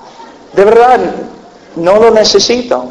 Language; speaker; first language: Spanish; non-native, fluent; English